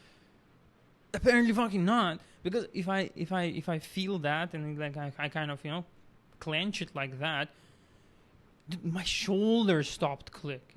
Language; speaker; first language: English; non-native, fluent; Russian